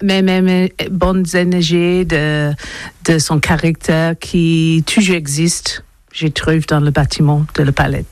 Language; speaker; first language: French; non-native, learner; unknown